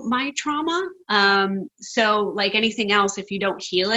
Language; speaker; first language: English; native; English